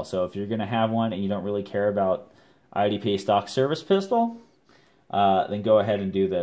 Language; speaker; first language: English; native; English